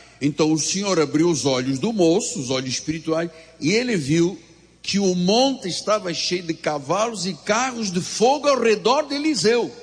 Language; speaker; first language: Portuguese; native; Portuguese